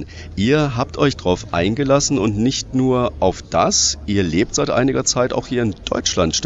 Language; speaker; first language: German; native; German